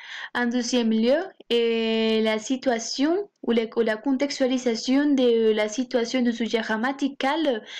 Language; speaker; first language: French; non-native, fluent; Spanish